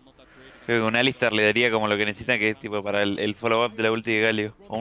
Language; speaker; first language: Spanish; native; Spanish